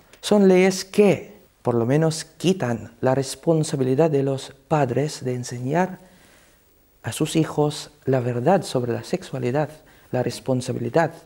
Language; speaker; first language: Spanish; non-native, fluent; Cebuano